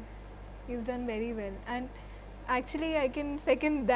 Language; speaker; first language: Telugu; non-native, local second language; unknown